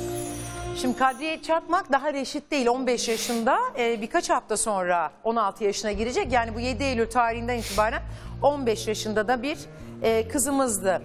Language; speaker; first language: Turkish; native; Turkish